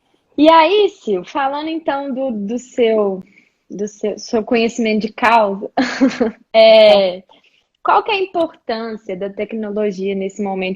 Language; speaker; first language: Portuguese; native; Portuguese